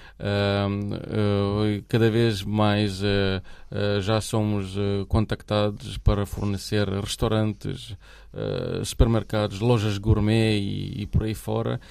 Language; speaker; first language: Portuguese; non-native, fluent; Romanian